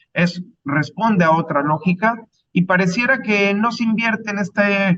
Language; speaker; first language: Spanish; native; Spanish